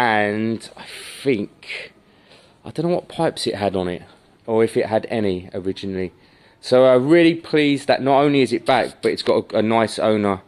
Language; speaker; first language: English; native; English